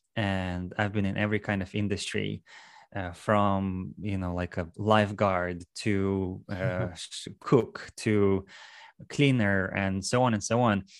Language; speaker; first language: English; non-native, fluent; Russian